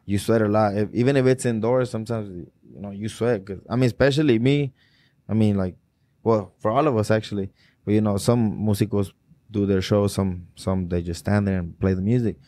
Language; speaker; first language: English; early bilingual, other home language; Spanish